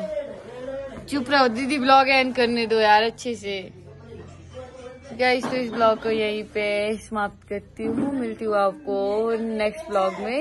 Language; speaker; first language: Hindi; native; Hindi